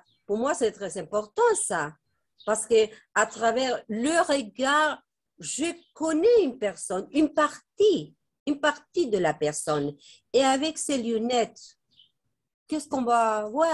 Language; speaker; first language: French; non-native, fluent; Spanish